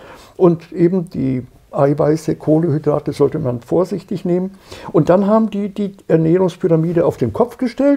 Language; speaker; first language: German; native; German